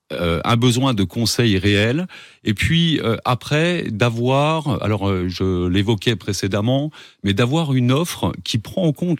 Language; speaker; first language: French; native; French